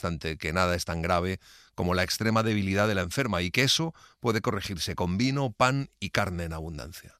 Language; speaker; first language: Spanish; native; Spanish